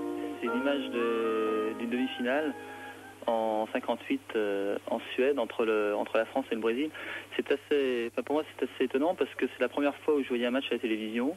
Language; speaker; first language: French; native; French